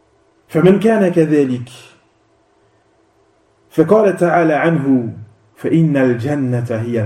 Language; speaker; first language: Arabic; non-native, fluent; French